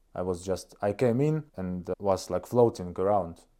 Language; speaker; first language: English; non-native, fluent; Estonian